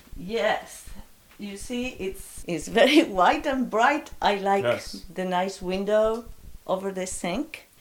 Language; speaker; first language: English; non-native, fluent; Spanish